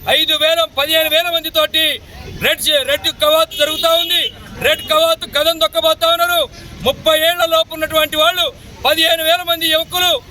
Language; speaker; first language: Telugu; native; Telugu